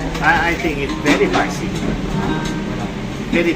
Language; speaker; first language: English; non-native, learner; Vietnamese